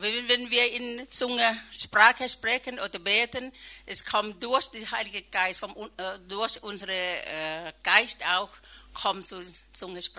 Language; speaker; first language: German; non-native, learner; Thai